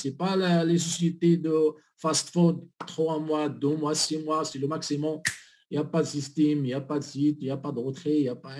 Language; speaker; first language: French; non-native, learner; Arabic